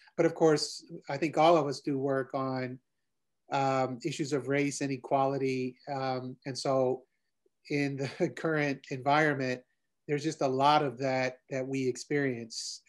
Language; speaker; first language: English; native; English